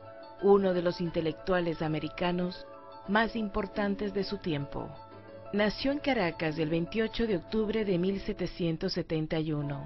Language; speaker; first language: Spanish; native; Spanish